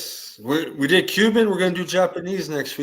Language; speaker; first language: English; native; English